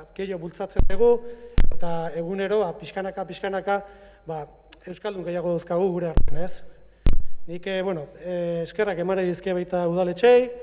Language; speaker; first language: Basque; native; Basque